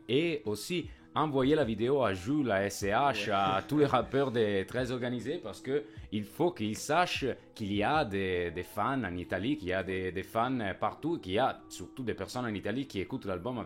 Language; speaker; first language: French; non-native, fluent; Italian